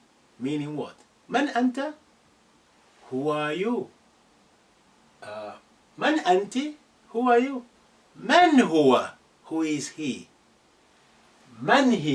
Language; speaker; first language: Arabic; non-native, fluent; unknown